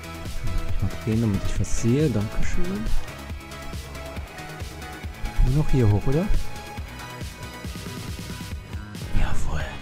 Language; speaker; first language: German; native; German